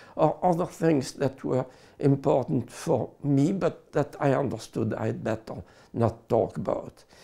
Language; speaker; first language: English; non-native, fluent; French